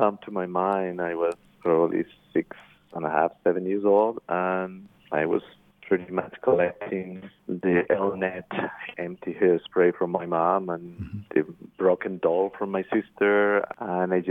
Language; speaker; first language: English; non-native, fluent; Spanish